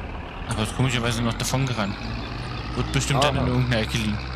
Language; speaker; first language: German; native; German